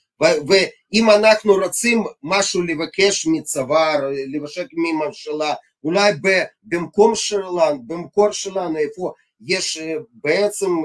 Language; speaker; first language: Hebrew; non-native, fluent; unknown